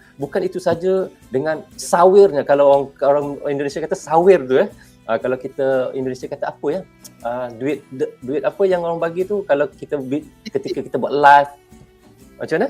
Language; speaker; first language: Malay; native; Malay